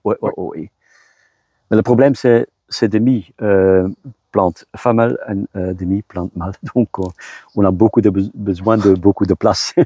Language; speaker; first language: French; non-native, local second language; Dutch